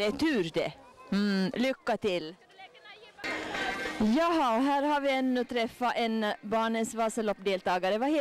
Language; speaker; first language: Swedish; native; Swedish